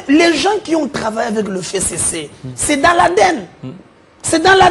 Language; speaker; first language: French; non-native, local second language; Lingala